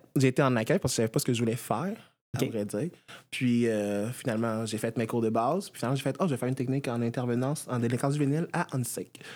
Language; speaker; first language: French; non-native, fluent; Haitian Creole